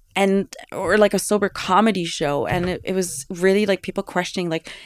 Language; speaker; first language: English; non-native, fluent; German